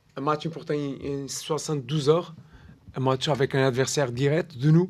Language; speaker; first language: French; non-native, learner; Portuguese